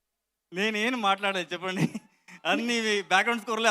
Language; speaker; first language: Telugu; non-native, learner; Kannada